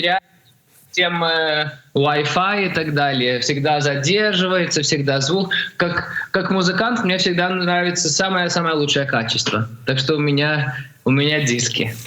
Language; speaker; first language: Russian; early bilingual, heritage; Russian